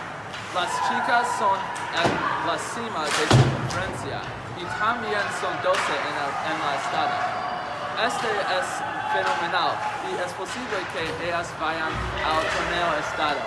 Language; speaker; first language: Spanish; non-native, learner; English